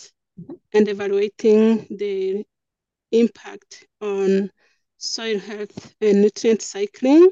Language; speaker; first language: English; non-native, local second language; Kinyarwanda